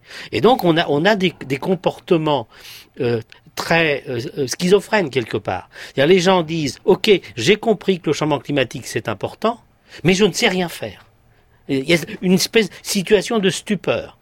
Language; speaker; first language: French; native; French